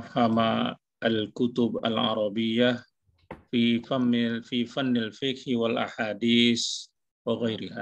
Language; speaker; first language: Arabic; non-native, learner; Indonesian